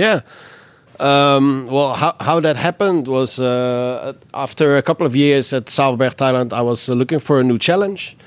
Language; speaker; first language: English; non-native, fluent; Dutch